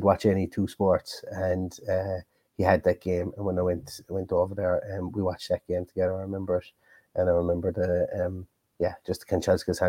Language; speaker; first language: English; native; English